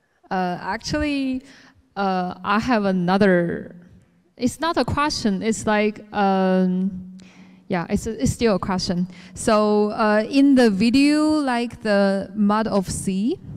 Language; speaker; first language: English; non-native, fluent; Chinese